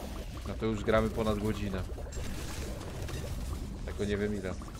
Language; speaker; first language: Polish; native; Polish